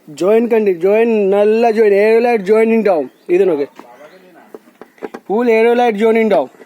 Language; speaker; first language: Malayalam; non-native, learner; Bangla